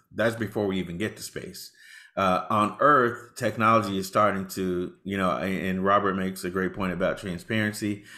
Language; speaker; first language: English; native; English